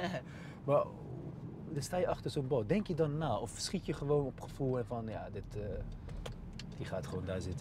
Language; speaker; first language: Dutch; native; Dutch